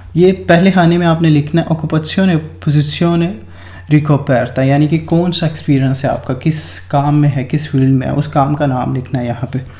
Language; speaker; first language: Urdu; non-native, local second language; Punjabi